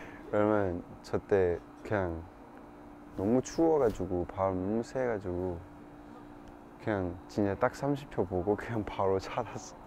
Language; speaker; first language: Korean; non-native, fluent; Cantonese